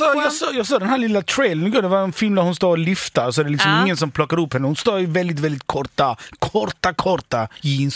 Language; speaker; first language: Swedish; native; Swedish